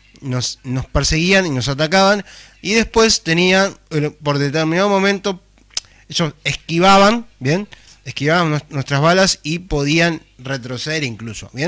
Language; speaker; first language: Spanish; native; Spanish